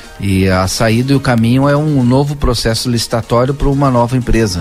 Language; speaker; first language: Portuguese; native; Portuguese